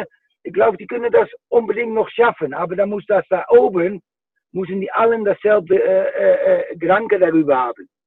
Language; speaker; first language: German; non-native, fluent; Dutch